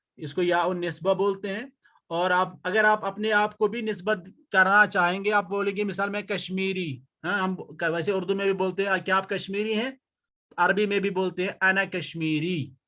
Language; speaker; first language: Urdu; native; Urdu